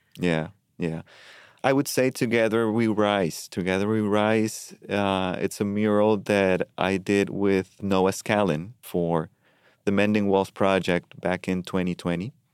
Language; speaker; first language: English; non-native, fluent; Spanish